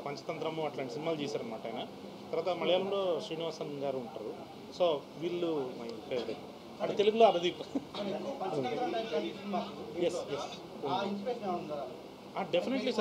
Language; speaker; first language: Telugu; native; Telugu